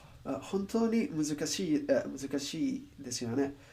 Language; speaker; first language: Japanese; non-native, learner; Spanish